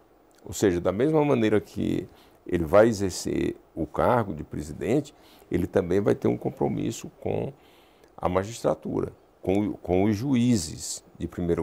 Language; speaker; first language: Portuguese; native; Portuguese